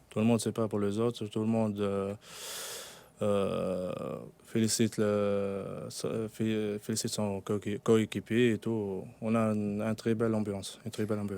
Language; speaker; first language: French; non-native, local second language; Arabic